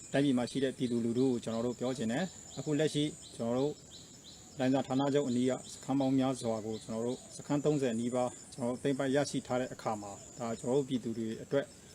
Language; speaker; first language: Burmese; native; Burmese